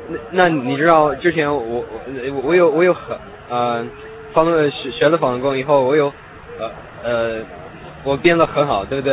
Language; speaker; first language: Chinese; non-native, learner; English